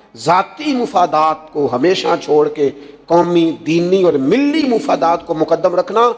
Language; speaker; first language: Urdu; non-native, local second language; Punjabi